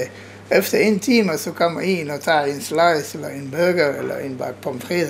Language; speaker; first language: Danish; non-native, learner; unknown